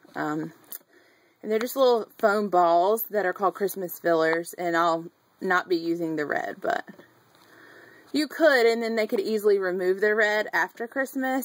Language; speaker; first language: English; native; English